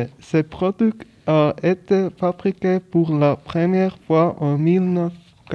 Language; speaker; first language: French; non-native, learner; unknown